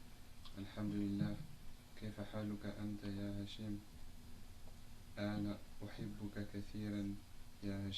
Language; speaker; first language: Arabic; non-native, learner; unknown